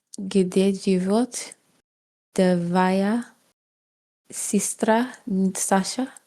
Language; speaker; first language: Russian; non-native, learner; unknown